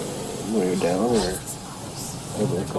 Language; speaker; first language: English; native; English